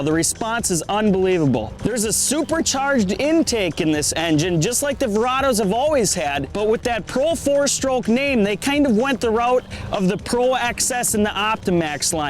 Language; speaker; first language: English; native; English